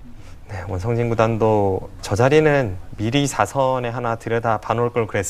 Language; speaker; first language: Korean; native; Korean